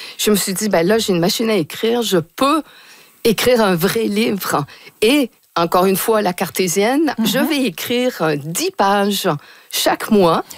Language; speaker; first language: French; early bilingual, other home language; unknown